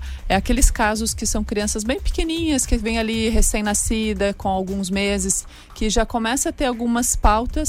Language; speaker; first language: Portuguese; native; Portuguese